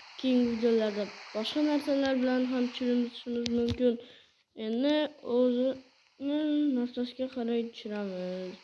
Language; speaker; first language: Uzbek; non-native, local second language; Kara-Kalpak